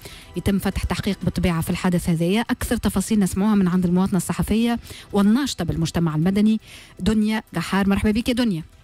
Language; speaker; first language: Arabic; native; Arabic